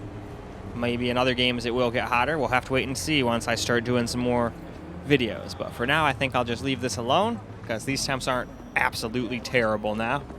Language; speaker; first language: English; native; English